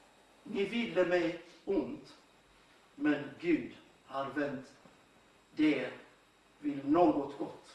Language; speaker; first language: Swedish; non-native, fluent; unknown